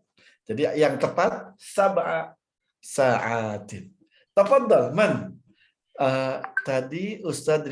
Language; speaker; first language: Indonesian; native; Indonesian